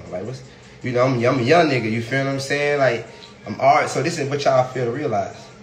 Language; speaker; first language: English; native; English